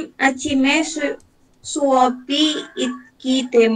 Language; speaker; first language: Korean; non-native, learner; Indonesian